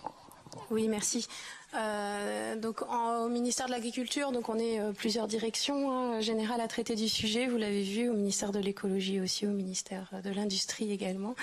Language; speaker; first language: French; native; French